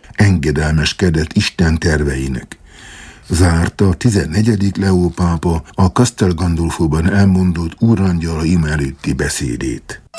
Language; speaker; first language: Hungarian; native; Hungarian